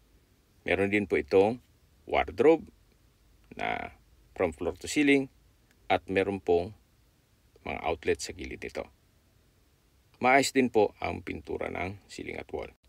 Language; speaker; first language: Filipino; native; Filipino